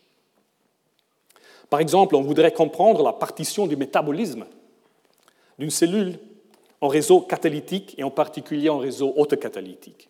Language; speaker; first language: French; non-native, fluent; German